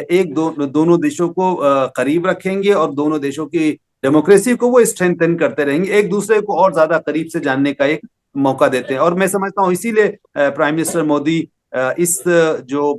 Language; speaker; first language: Hindi; native; Hindi